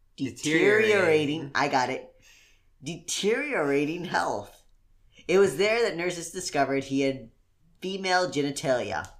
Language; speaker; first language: English; native; English